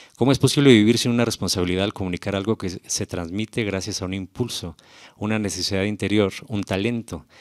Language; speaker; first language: Spanish; native; Spanish